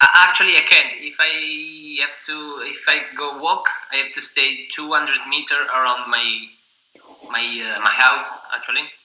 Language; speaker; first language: English; non-native, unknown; Italian